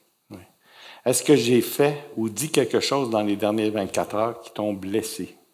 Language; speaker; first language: French; native; French